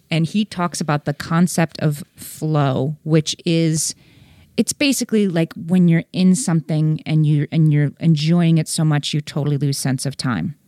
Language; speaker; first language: English; native; English